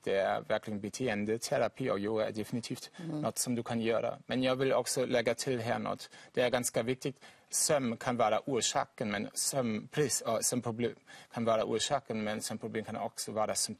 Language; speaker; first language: Swedish; non-native, fluent; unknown